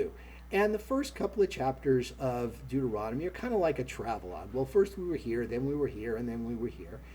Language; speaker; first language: English; native; English